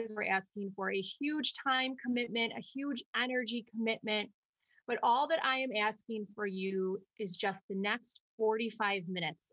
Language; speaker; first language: English; native; English